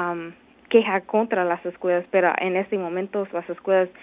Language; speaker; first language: Spanish; non-native, learner; English